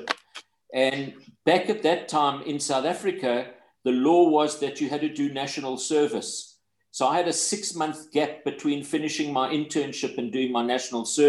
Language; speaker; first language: English; native; English